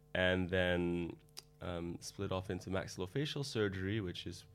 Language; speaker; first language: English; non-native, fluent; Dutch